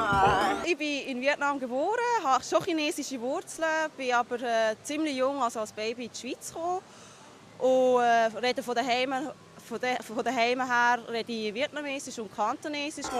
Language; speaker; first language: German; early bilingual, other home language; Vietnamese